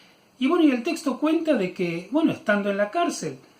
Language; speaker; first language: Spanish; native; Spanish